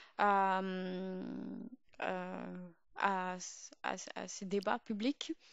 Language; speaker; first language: French; early bilingual, other home language; Urdu